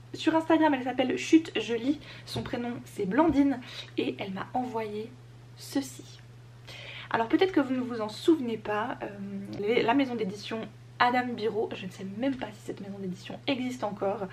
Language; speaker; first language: French; native; French